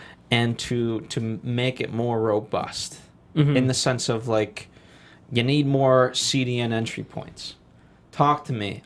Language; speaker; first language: English; native; English